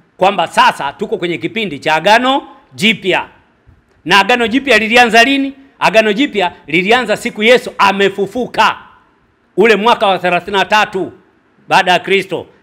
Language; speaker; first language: Swahili; native; Swahili